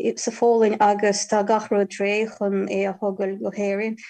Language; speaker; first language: Irish; non-native, fluent; Ukrainian